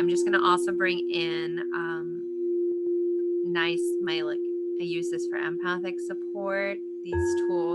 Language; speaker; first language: English; native; English